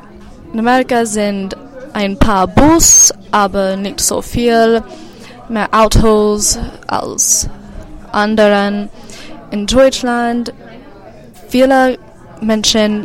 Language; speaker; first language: German; non-native, learner; English